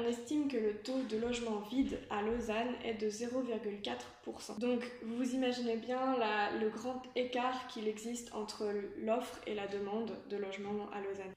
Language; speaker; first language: French; native; French